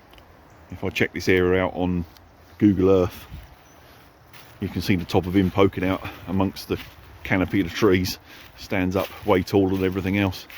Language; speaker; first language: English; native; English